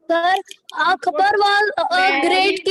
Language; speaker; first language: English; non-native, learner; Hindi